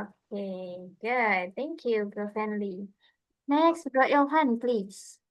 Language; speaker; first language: English; non-native, fluent; Indonesian